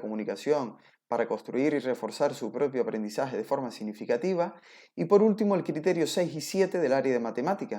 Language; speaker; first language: Spanish; native; Spanish